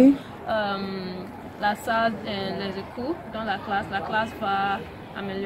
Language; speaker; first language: French; non-native, learner; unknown